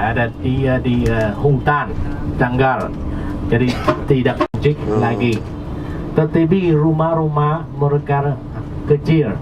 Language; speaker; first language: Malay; non-native, learner; Vietnamese